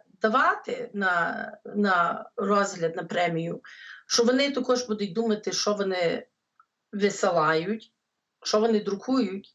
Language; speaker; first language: Ukrainian; early bilingual, heritage; English